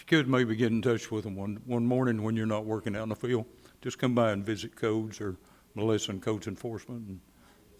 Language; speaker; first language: English; native; English